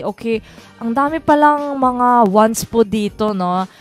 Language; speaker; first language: Filipino; non-native, fluent; Korean